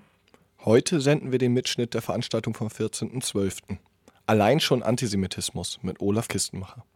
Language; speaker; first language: German; native; German